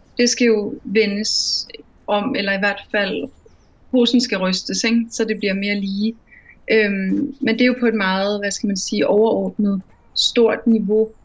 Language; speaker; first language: Danish; native; Danish